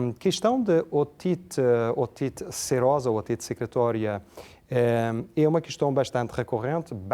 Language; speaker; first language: Portuguese; non-native, fluent; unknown